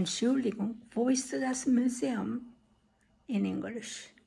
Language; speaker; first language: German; non-native, learner; Korean